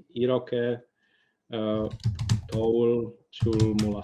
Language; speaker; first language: Korean; non-native, learner; English